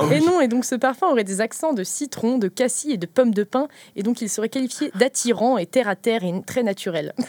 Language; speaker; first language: French; native; French